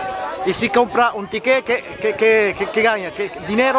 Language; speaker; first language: Spanish; non-native, learner; French